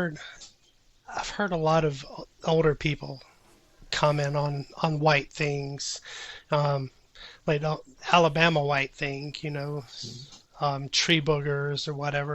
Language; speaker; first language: English; native; English